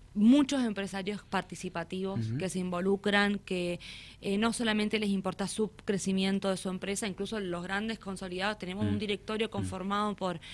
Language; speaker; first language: Spanish; native; Spanish